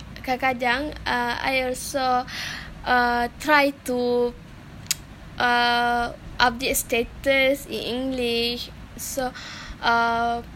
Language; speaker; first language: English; non-native, learner; Malay